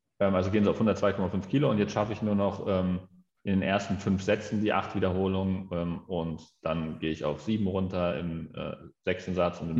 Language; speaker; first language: German; native; German